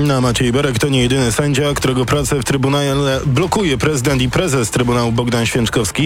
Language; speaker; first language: Polish; native; Polish